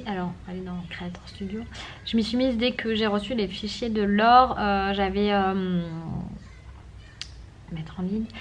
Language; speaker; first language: French; native; French